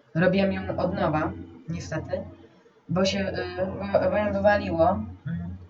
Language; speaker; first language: Polish; native; Polish